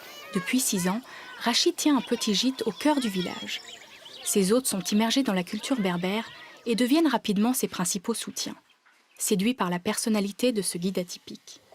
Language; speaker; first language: French; native; French